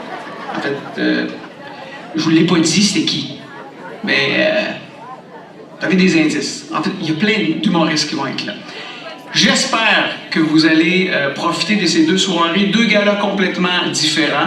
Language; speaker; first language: French; native; French